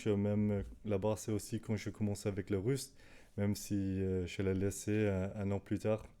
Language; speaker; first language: French; non-native, learner; Danish